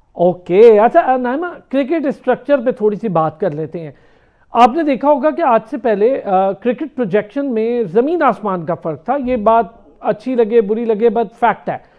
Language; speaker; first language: Urdu; native; Urdu